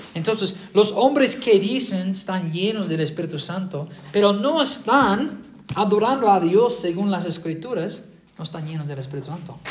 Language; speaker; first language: Spanish; non-native, fluent; English